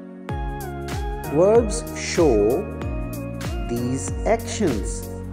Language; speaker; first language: English; non-native, local second language; Urdu